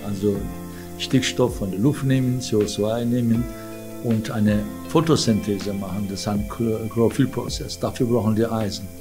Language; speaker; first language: German; non-native, fluent; Turkish